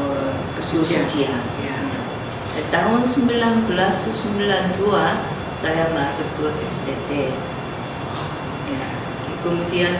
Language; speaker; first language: Indonesian; non-native, learner; Korean